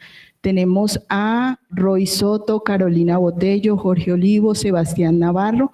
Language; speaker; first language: Spanish; native; Spanish